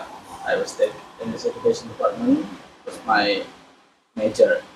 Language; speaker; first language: English; non-native, local second language; Indonesian